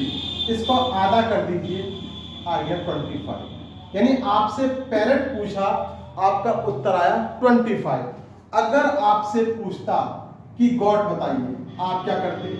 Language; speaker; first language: Hindi; native; Hindi